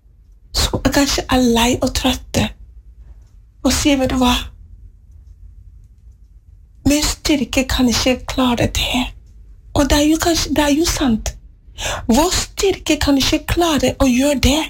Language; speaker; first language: Norwegian; non-native, fluent; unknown